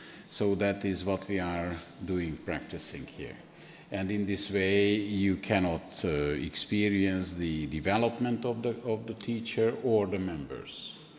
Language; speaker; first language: English; non-native, fluent; Hungarian